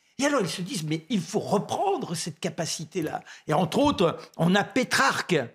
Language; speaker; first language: French; native; French